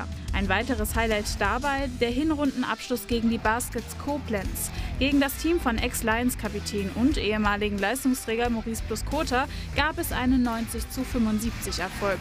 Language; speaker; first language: German; native; German